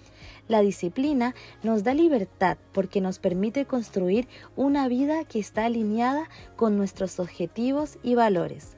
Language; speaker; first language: Spanish; native; Spanish